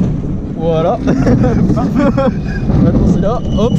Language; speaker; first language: French; native; French